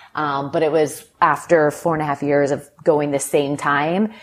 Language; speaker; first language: English; native; English